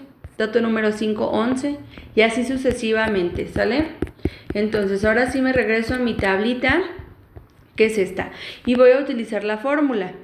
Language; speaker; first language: Spanish; native; Spanish